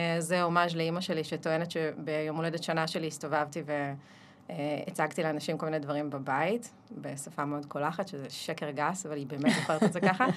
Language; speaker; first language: Hebrew; early bilingual, other home language; Russian